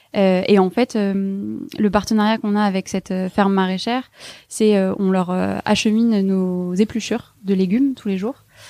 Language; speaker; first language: French; native; French